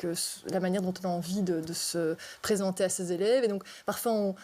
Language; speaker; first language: French; native; French